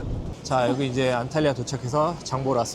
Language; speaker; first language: Korean; native; Korean